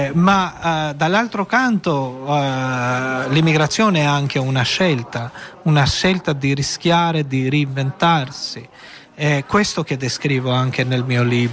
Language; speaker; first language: Italian; non-native, fluent; Albanian